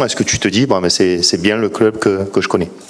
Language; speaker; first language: French; native; French